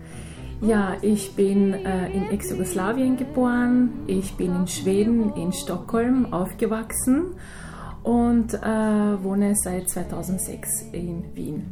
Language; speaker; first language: German; non-native, fluent; Croatian